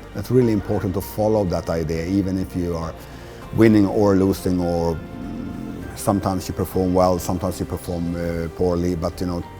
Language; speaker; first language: English; non-native, fluent; Swedish